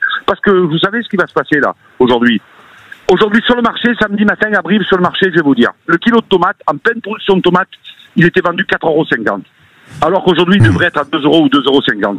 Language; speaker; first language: French; native; French